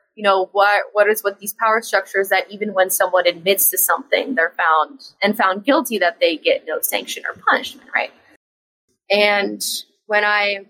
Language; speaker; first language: English; native; English